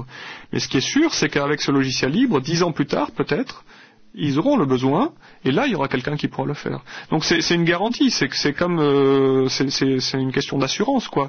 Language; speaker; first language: French; native; French